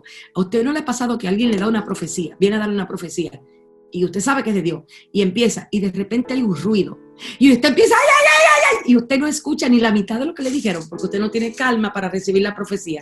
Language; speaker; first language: Spanish; native; Spanish